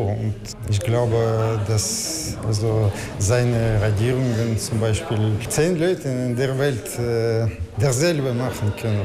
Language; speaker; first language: German; non-native, learner; Russian